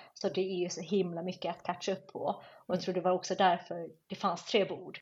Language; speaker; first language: Swedish; early bilingual, other home language; Chinese